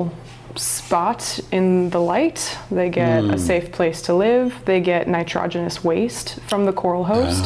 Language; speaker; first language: English; native; English